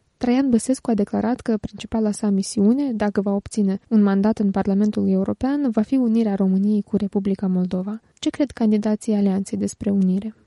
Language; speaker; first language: Romanian; native; Romanian